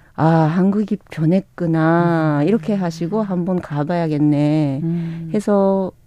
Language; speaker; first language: Korean; non-native, fluent; Japanese